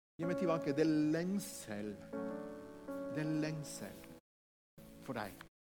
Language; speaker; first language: Norwegian; non-native, fluent; Spanish